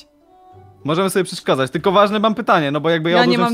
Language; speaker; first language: Polish; native; Polish